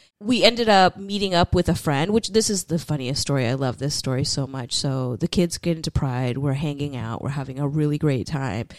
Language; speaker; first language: English; early bilingual, other home language; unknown